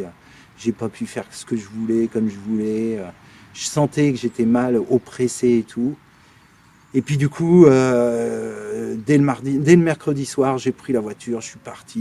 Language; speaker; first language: French; native; French